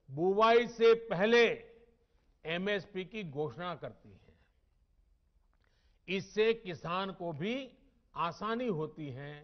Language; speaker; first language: Hindi; non-native, local second language; Gujarati